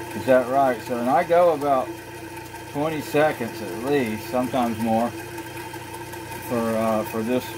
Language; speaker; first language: English; native; English